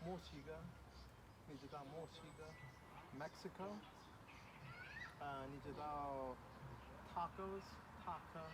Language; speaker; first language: Chinese; non-native, learner; English